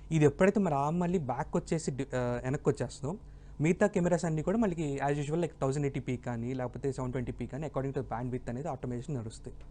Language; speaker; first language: Telugu; native; Telugu